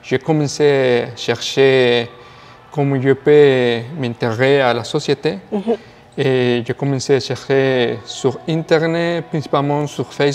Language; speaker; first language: French; non-native, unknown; Spanish